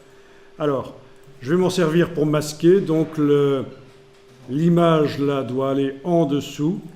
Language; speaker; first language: French; native; French